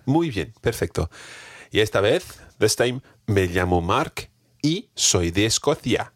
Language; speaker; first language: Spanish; non-native, fluent; English